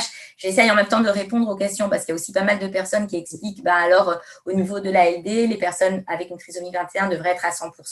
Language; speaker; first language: French; native; French